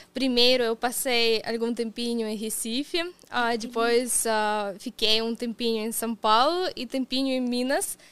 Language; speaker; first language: Portuguese; non-native, fluent; Russian